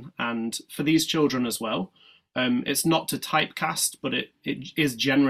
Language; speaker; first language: English; native; English